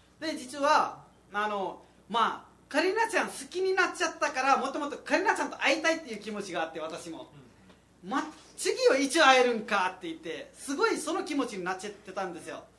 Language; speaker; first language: Japanese; non-native, fluent; Nepali